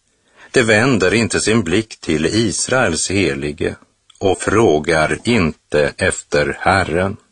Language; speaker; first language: Swedish; native; Swedish